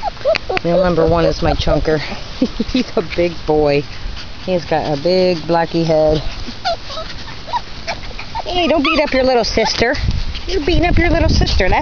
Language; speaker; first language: English; native; English